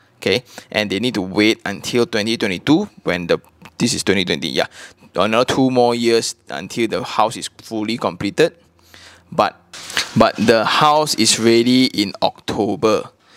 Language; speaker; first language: English; non-native, local second language; Chinese